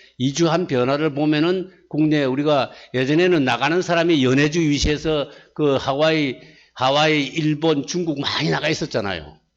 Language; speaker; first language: Korean; native; Korean